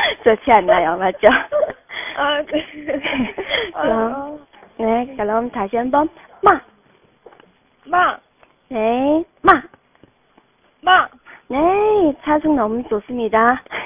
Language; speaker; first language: Korean; non-native, fluent; Chinese